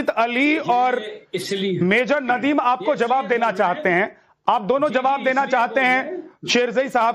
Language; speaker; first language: Hindi; native; Hindi